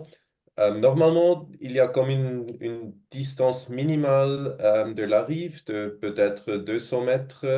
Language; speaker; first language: French; non-native, fluent; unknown